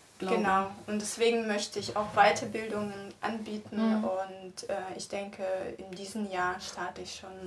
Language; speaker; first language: German; non-native, fluent; Russian